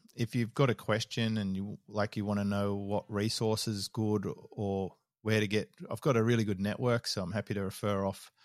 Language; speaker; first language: English; native; English